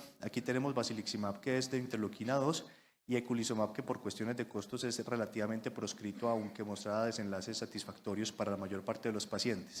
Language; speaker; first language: Spanish; native; Spanish